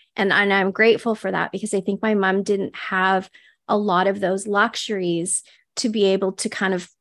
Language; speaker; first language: English; native; English